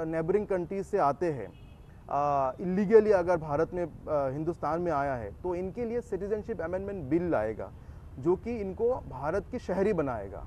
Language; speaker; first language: Urdu; non-native, local second language; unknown